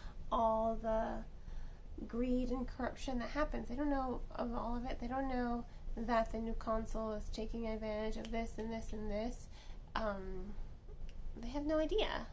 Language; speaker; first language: English; native; English